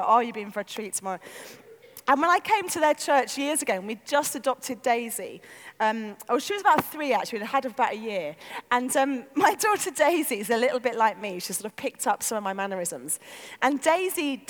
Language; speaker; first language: English; native; English